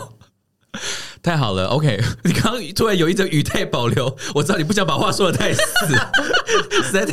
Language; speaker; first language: Chinese; native; Chinese